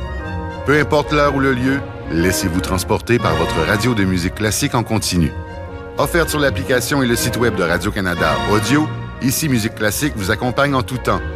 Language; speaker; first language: French; native; French